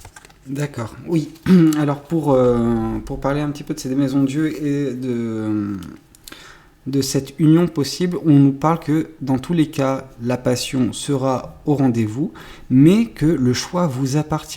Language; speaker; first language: French; native; French